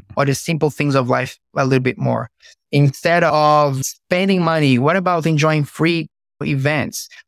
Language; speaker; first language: English; non-native, fluent; Portuguese